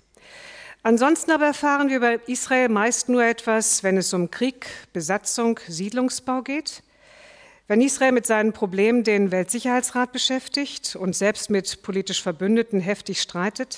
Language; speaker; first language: German; native; German